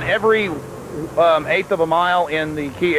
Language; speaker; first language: English; native; English